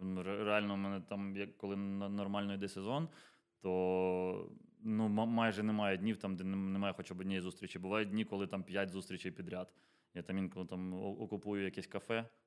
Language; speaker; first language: Ukrainian; native; Ukrainian